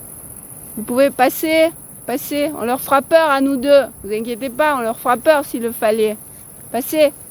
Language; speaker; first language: French; native; French